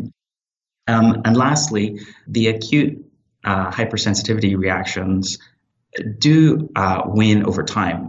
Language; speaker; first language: English; native; English